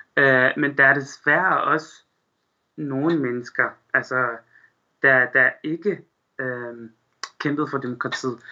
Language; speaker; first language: Danish; non-native, fluent; Arabic